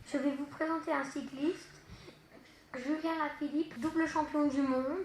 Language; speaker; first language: French; native; French